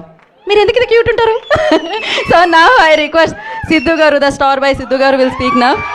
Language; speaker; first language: Telugu; native; Telugu